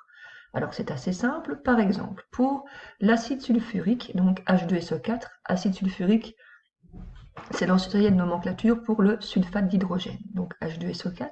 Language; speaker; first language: French; native; French